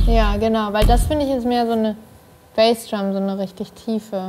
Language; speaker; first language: German; native; German